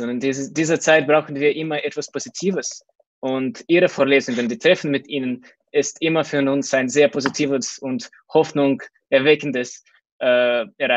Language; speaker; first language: German; non-native, fluent; Russian